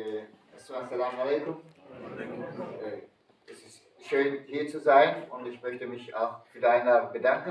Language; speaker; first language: German; early bilingual, other home language; Turkish